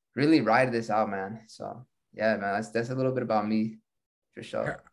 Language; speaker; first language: English; early bilingual, other home language; Spanish